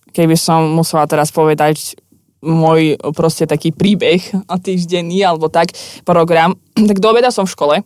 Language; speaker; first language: Slovak; non-native, fluent; Azerbaijani